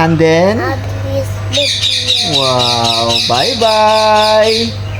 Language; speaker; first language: English; non-native, learner; Filipino